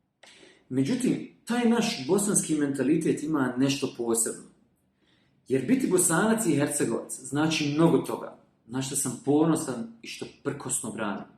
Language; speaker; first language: Bosnian; native; Bosnian